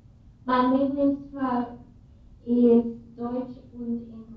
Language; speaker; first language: German; non-native, learner; English